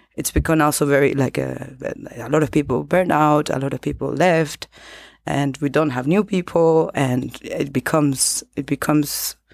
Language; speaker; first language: English; non-native, fluent; Spanish